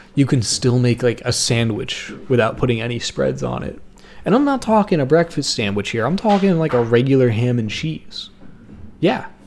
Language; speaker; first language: English; native; English